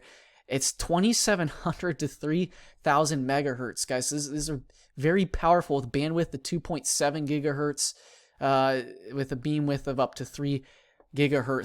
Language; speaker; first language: English; native; English